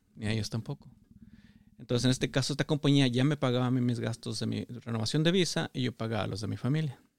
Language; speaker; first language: Spanish; native; Spanish